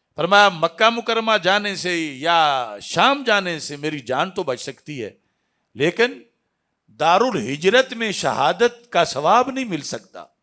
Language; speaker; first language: Urdu; non-native, local second language; Punjabi